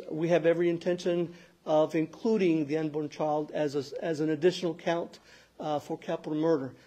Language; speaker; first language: English; early bilingual, other home language; Spanish